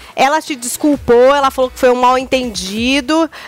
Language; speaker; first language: Portuguese; native; Portuguese